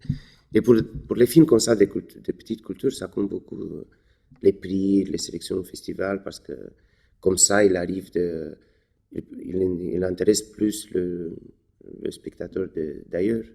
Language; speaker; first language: French; non-native, fluent; Romanian